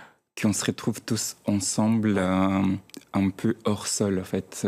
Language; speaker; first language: French; non-native, fluent; Chechen